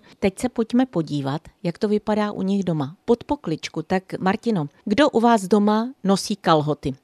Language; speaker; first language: Czech; native; Czech